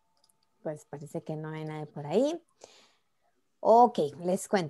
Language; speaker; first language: Spanish; native; Spanish